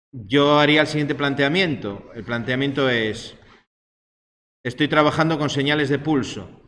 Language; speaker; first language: Spanish; native; Spanish